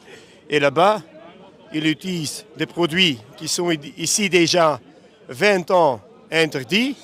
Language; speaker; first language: French; non-native, local second language; Dutch